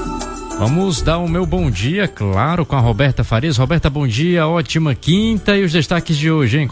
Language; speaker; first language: Portuguese; native; Portuguese